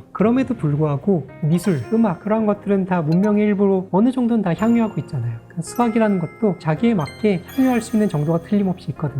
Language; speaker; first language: Korean; native; Korean